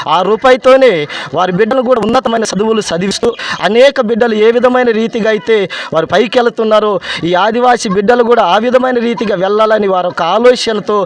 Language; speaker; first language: Telugu; non-native, local second language; Koya